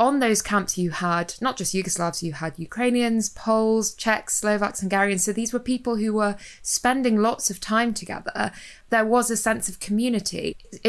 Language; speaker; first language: English; native; English